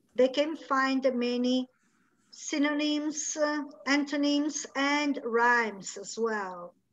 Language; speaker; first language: English; non-native, fluent; Italian